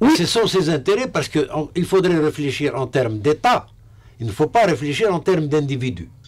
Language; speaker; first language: French; non-native, local second language; Arabic